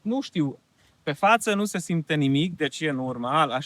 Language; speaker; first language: Romanian; non-native, local second language; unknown